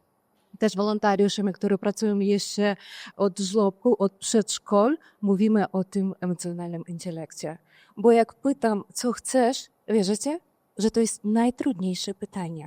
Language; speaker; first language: Polish; non-native, fluent; Ukrainian